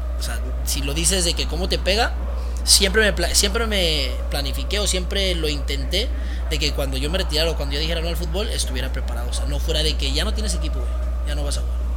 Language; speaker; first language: Spanish; early bilingual, heritage; Spanish